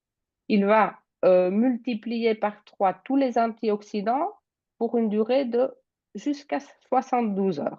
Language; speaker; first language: French; native; French